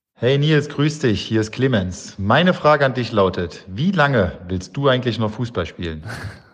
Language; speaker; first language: German; native; German